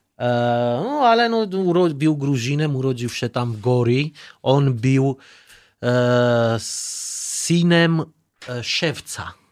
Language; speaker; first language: Polish; non-native, learner; Georgian